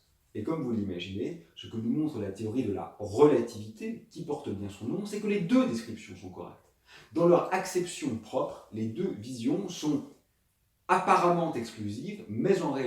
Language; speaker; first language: French; native; French